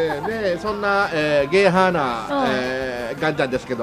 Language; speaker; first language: Japanese; native; Japanese